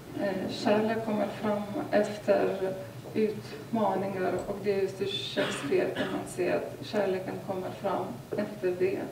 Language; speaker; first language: Swedish; non-native, fluent; Lithuanian